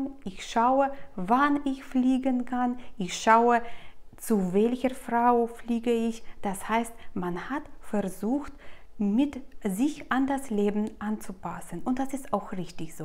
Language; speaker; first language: German; non-native, fluent; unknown